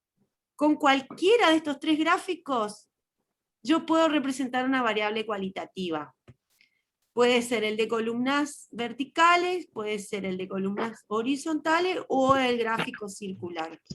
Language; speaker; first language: Spanish; native; Spanish